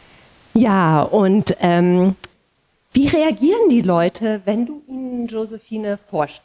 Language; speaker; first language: German; native; German